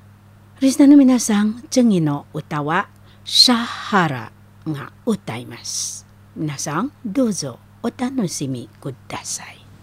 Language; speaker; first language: Japanese; non-native, learner; Indonesian